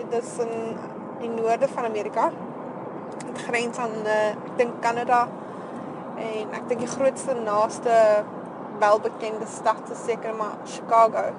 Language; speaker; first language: Afrikaans; native; Afrikaans